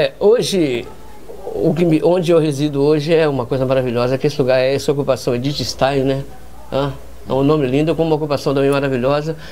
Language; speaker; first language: Portuguese; native; Portuguese